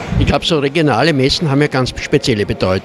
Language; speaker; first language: German; native; German